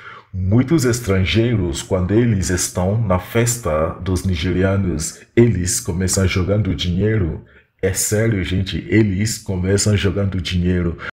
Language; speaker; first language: Portuguese; non-native, fluent; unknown